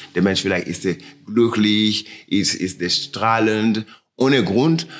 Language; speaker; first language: German; non-native, learner; Wolof